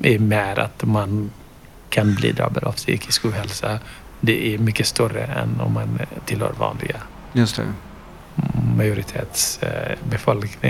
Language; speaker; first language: Swedish; non-native, fluent; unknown